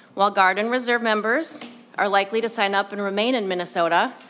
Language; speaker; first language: English; native; English